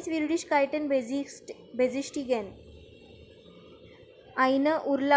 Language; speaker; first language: German; non-native, learner; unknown